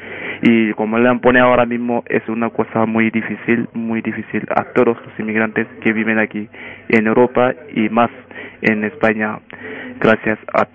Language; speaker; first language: Spanish; non-native, learner; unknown